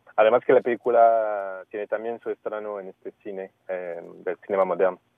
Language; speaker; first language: Spanish; non-native, fluent; French